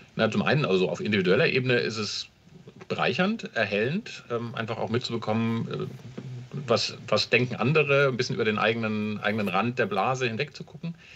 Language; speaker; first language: German; native; German